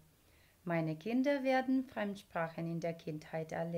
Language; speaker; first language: German; non-native, fluent; Ukrainian